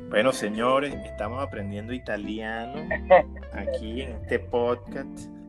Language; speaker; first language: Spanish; native; Spanish